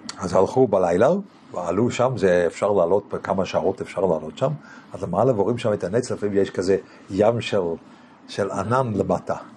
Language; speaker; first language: Hebrew; non-native, fluent; English